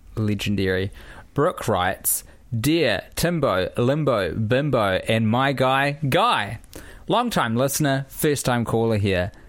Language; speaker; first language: English; native; English